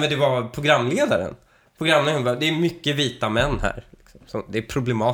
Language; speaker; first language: Swedish; native; Swedish